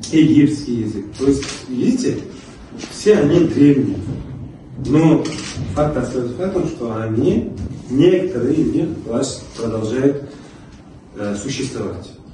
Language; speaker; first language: Russian; non-native, local second language; Uzbek